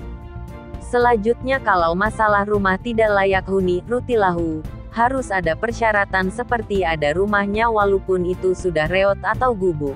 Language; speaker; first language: Indonesian; native; Indonesian